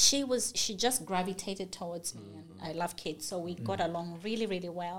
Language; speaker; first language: English; non-native, local second language; Bemba